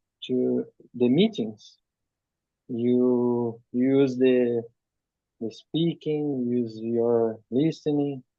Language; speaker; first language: English; non-native, learner; Portuguese